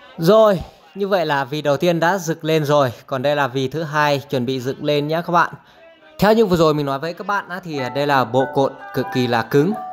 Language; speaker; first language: Vietnamese; non-native, local second language; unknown